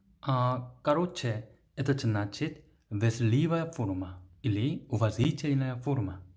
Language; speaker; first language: Russian; non-native, learner; Korean